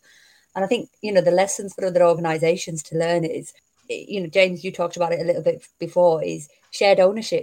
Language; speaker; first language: English; native; English